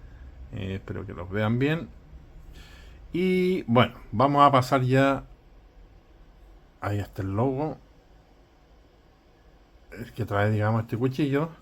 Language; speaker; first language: Spanish; native; Spanish